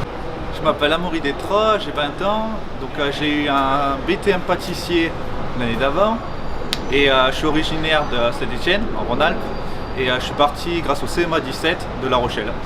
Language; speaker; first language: French; native; French